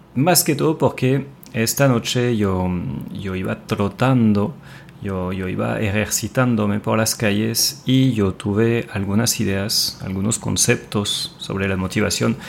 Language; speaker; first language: Spanish; non-native, fluent; French